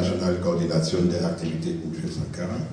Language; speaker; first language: German; non-native, fluent; French